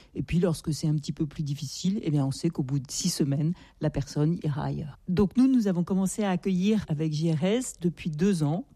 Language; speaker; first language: French; native; French